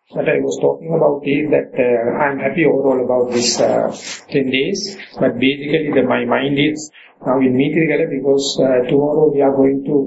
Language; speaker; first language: English; non-native, local second language; Sinhala